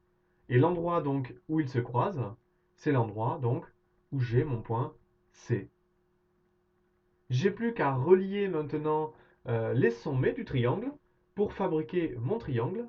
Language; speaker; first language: French; native; French